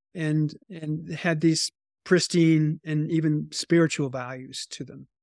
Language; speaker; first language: English; native; English